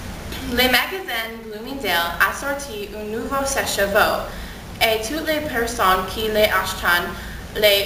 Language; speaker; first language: French; non-native, learner; English